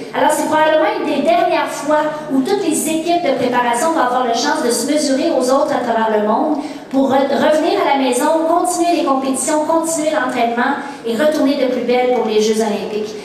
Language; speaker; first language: French; native; French